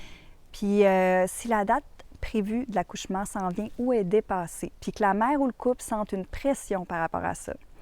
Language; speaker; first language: French; native; French